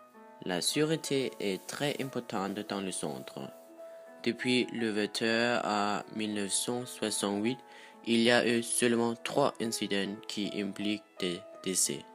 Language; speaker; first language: French; non-native, learner; Danish